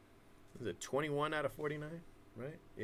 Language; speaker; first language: English; native; English